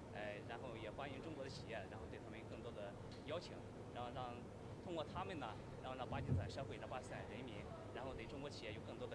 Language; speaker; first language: Chinese; native; Chinese